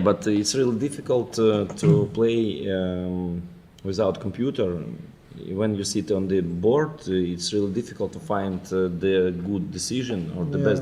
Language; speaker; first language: English; non-native, fluent; Ukrainian